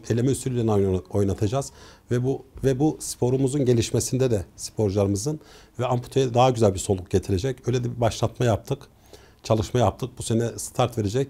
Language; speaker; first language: Turkish; native; Turkish